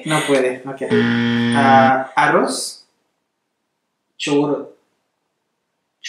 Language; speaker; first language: Spanish; non-native, learner; Malayalam